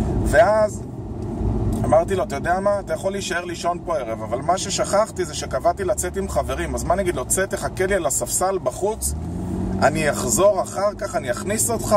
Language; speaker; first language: Hebrew; native; Hebrew